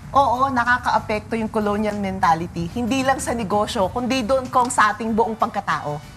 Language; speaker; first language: Filipino; native; Filipino